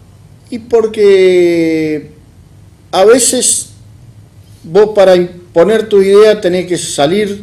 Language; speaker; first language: Spanish; native; Spanish